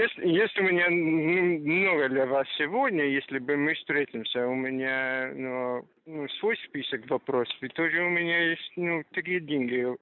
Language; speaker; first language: Russian; non-native, learner; English